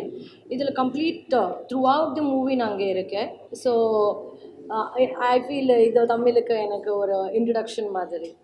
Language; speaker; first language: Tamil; non-native, learner; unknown